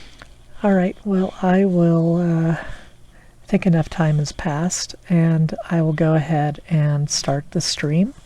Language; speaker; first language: English; native; English